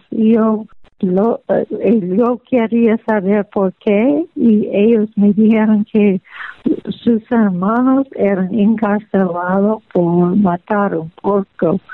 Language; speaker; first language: Spanish; non-native, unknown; English